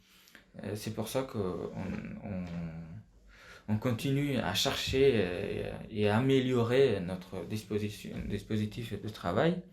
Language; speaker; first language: French; non-native, fluent; Persian